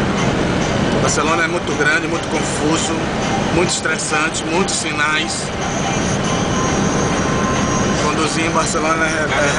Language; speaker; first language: Portuguese; native; Portuguese